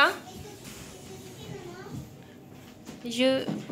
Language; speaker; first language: French; non-native, learner; Vietnamese